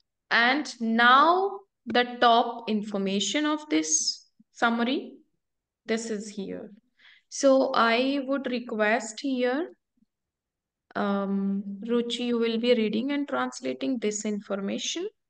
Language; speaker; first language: English; non-native, local second language; Hindi